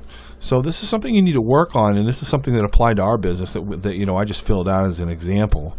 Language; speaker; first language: English; native; English